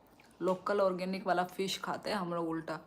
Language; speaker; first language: Hindi; non-native, local second language; Kok Borok